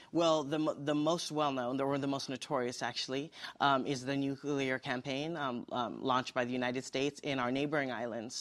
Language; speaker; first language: English; native; English